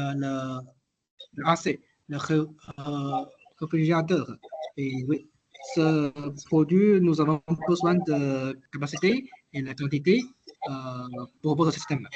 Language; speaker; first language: French; non-native, learner; Chinese